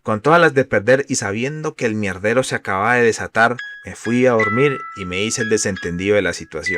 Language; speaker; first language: Spanish; native; Spanish